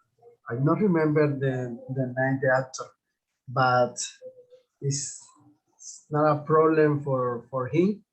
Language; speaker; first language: English; non-native, learner; Spanish